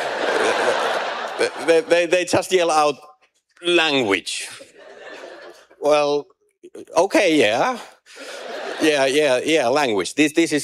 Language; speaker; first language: English; non-native, fluent; Finnish